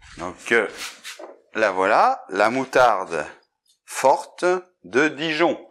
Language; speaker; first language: French; native; French